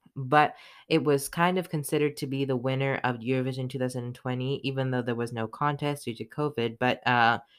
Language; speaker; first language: English; native; English